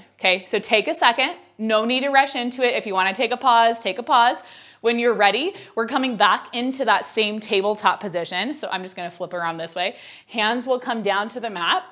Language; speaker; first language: English; native; English